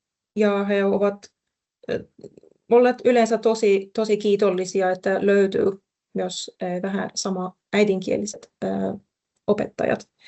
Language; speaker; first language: Finnish; non-native, fluent; Persian